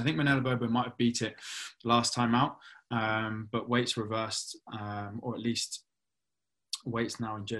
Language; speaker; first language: English; native; English